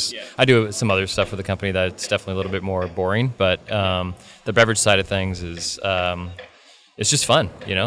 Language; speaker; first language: English; native; English